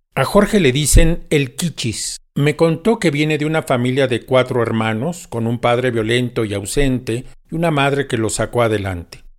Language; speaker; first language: Spanish; native; Spanish